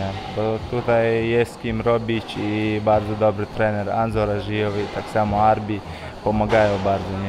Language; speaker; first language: Polish; non-native, fluent; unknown